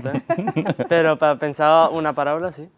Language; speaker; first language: Catalan; non-native, learner; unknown